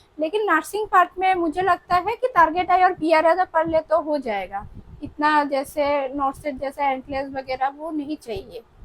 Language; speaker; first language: Hindi; non-native, local second language; Bangla